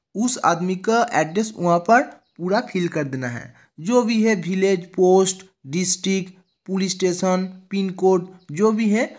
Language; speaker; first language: Hindi; non-native, local second language; Bangla